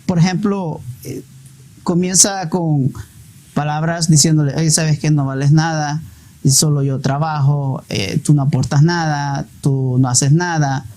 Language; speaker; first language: Spanish; native; Spanish